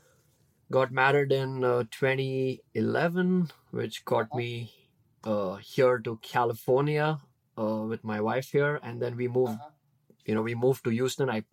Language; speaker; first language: English; non-native, local second language; Hindi